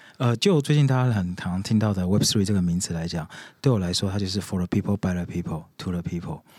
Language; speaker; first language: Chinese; native; Chinese